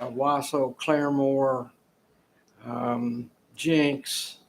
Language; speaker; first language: English; native; English